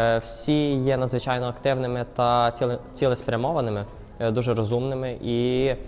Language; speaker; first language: Ukrainian; native; Ukrainian